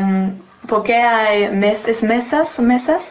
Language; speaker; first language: Spanish; non-native, learner; English